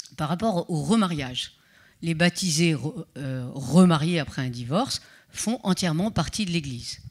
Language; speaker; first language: French; native; French